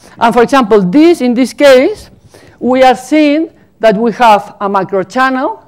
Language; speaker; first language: English; non-native, fluent; Spanish